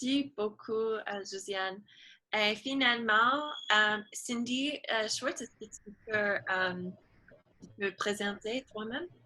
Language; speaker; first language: French; non-native, learner; English